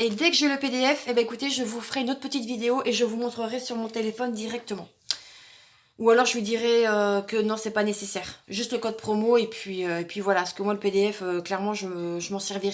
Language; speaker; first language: French; native; French